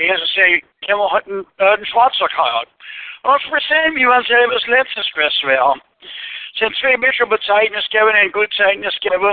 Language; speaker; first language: German; early bilingual, heritage; Pennsylvania German